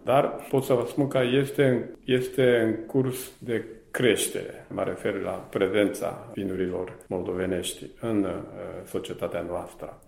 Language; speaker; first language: Romanian; non-native, fluent; Japanese